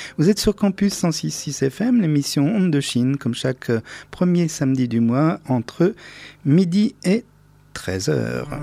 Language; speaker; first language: French; native; French